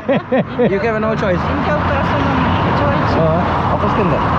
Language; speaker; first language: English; non-native, learner; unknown